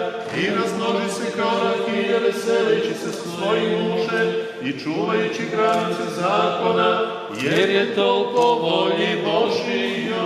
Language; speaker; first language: Bosnian; native; Bosnian